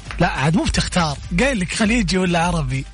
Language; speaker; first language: Arabic; native; Arabic